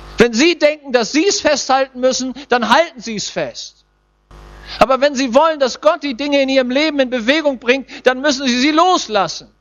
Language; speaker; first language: German; native; German